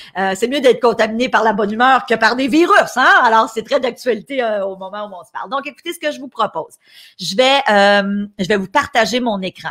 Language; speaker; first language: French; native; French